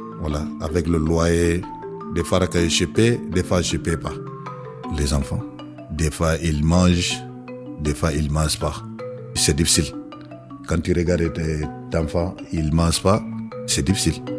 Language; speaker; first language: French; non-native, learner; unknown